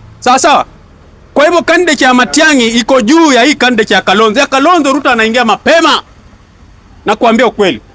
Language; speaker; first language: Swahili; non-native, local second language; Luyia